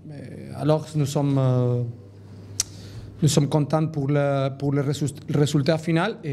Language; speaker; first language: French; non-native, learner; Spanish